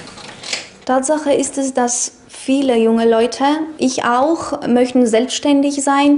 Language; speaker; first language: German; non-native, fluent; Greek